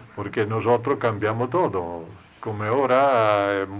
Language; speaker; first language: Spanish; non-native, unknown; Italian